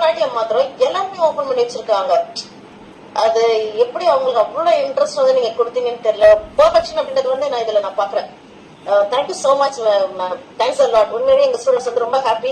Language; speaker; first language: Tamil; early bilingual, heritage; Tamil